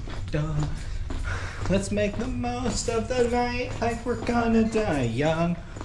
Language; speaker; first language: English; native; English